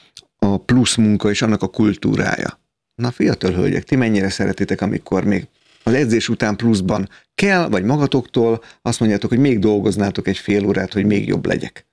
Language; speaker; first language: Hungarian; native; Hungarian